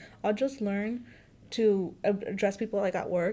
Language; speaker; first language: English; native; English